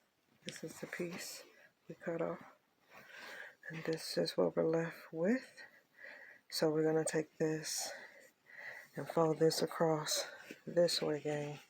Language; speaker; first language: English; native; English